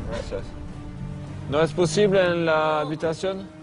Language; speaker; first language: Spanish; non-native, learner; French